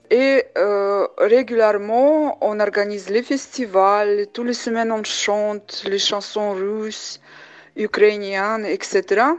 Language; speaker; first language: French; non-native, fluent; Uzbek